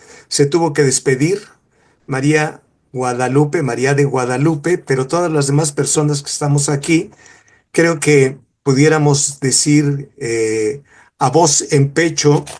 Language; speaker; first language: Spanish; native; Spanish